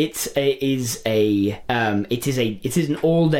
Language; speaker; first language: English; native; English